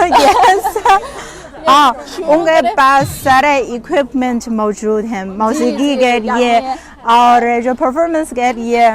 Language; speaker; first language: Urdu; non-native, fluent; Chinese